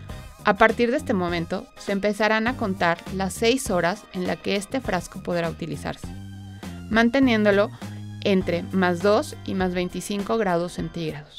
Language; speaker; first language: Spanish; native; Spanish